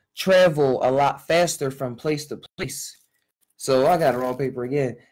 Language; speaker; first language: English; native; English